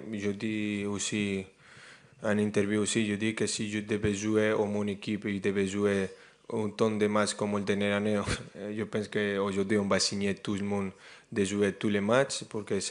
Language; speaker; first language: French; non-native, fluent; Spanish